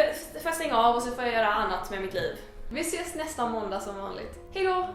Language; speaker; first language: Swedish; native; Swedish